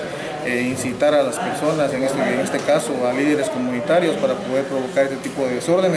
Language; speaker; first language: Spanish; native; Spanish